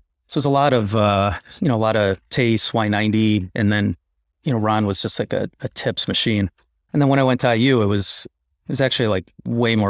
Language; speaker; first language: English; native; English